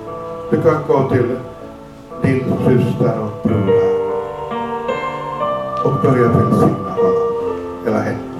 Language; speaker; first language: Swedish; non-native, fluent; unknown